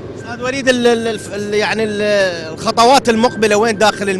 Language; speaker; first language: Arabic; native; Arabic